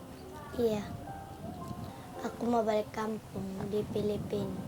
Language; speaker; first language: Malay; early bilingual, other home language; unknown